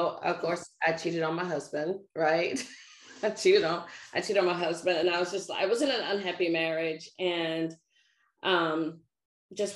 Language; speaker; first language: English; native; English